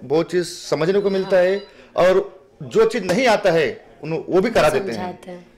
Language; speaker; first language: Hindi; native; Hindi